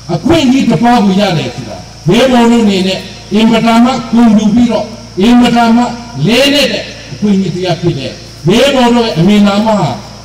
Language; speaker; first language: Burmese; non-native, local second language; Hakha Chin